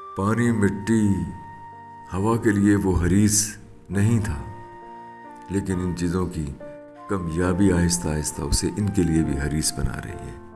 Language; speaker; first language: Urdu; non-native, local second language; Punjabi